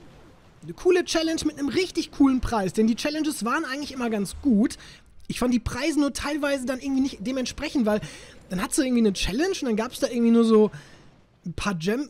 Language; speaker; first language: German; native; German